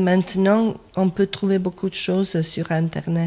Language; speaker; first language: French; non-native, fluent; Croatian